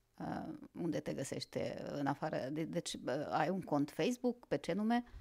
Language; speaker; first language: Romanian; non-native, local second language; Hungarian